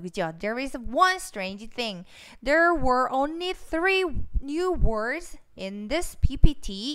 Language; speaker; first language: English; non-native, fluent; Korean